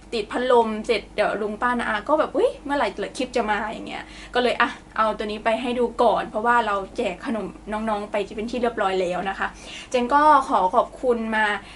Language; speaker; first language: Thai; native; Thai